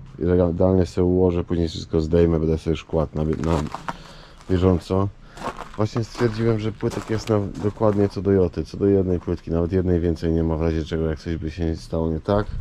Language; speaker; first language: Polish; native; Polish